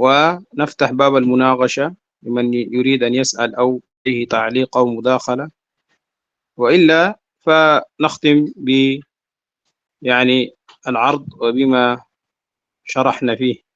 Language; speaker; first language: Arabic; non-native, fluent; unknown